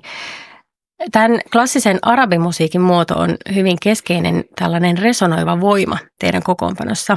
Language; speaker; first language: Finnish; native; Finnish